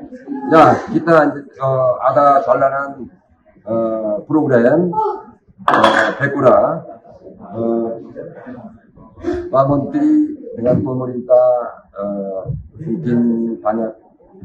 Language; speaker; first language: Indonesian; non-native, learner; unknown